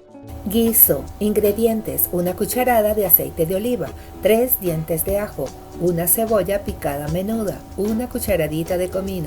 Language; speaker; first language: Spanish; native; Spanish